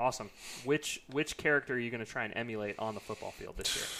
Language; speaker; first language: English; native; English